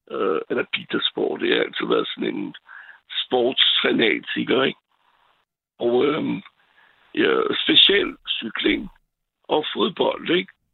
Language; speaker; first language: Danish; non-native, fluent; French